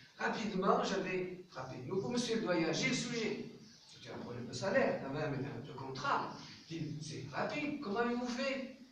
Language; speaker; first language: French; non-native, local second language; Arabic